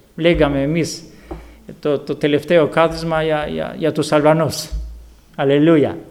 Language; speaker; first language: Greek; non-native, fluent; Albanian